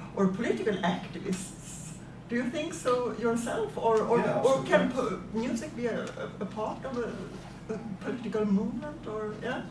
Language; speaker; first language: English; non-native, fluent; Swedish